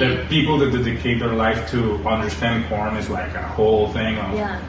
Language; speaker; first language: English; non-native, fluent; Spanish